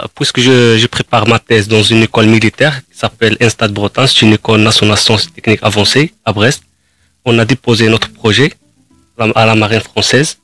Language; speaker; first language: French; non-native, local second language; Arabic